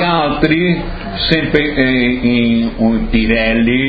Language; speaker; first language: Italian; early bilingual, heritage; Portuguese